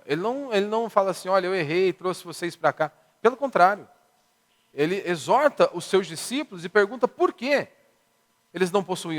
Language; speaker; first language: Portuguese; native; Portuguese